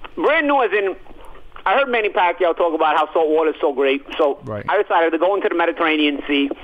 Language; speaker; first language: English; early bilingual, other home language; Italian